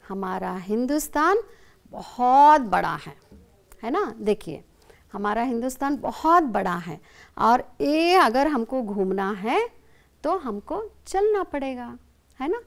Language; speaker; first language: Hindi; non-native, local second language; Kannada